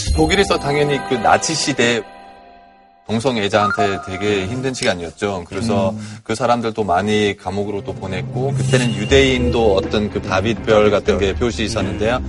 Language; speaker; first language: Korean; non-native, fluent; German